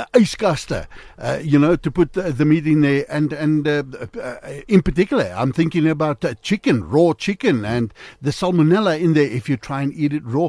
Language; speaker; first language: English; non-native, local second language; Afrikaans